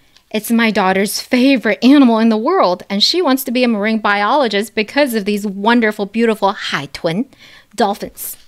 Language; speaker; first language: English; early bilingual, other home language; Chinese